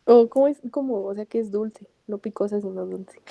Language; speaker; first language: Spanish; native; Spanish